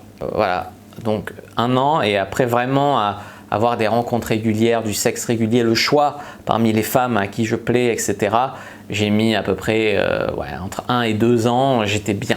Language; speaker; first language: French; native; French